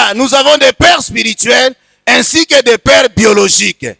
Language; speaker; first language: French; non-native, local second language; Swahili